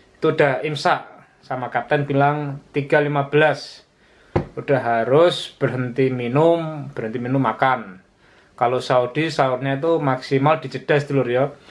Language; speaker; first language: Malay; non-native, local second language; Javanese